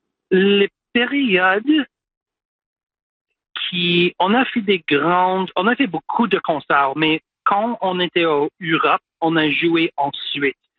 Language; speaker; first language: French; non-native, local second language; English